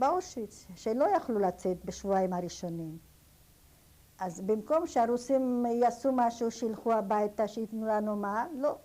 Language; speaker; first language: Hebrew; non-native, fluent; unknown